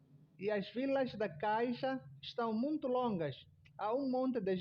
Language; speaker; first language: Portuguese; non-native, fluent; Somali